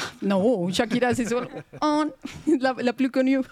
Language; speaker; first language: French; non-native, fluent; Spanish